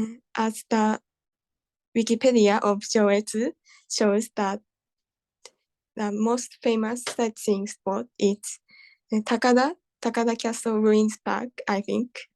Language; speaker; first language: English; non-native, learner; Japanese